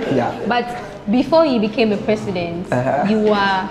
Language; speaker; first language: English; non-native, local second language; Akan